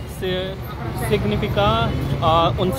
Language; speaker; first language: Spanish; non-native, learner; Hindi